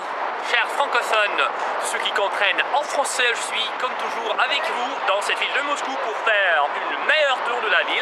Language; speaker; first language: French; non-native, fluent; Russian